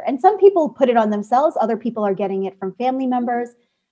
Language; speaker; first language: English; native; English